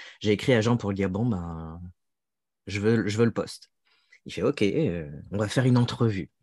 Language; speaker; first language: French; native; French